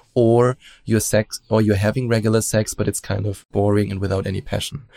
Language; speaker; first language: English; non-native, fluent; German